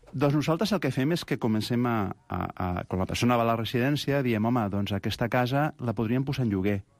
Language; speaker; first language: Catalan; non-native, local second language; Spanish